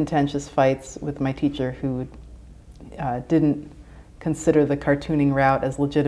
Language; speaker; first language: English; native; English